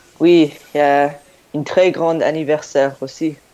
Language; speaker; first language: French; non-native, learner; English